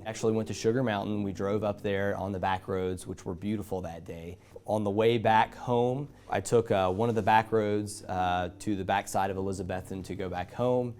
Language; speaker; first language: English; native; English